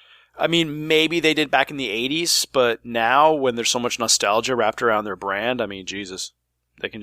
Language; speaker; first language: English; native; English